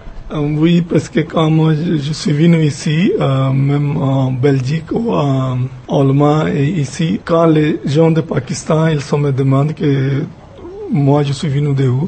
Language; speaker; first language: French; non-native, learner; Punjabi